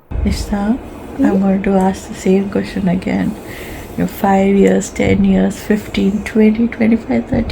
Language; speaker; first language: English; non-native, local second language; Telugu